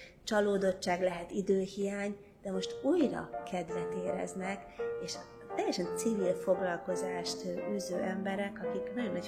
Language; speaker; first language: Hungarian; native; Hungarian